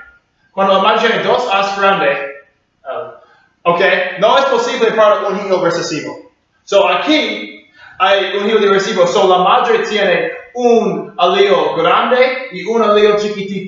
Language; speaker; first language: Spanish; non-native, learner; English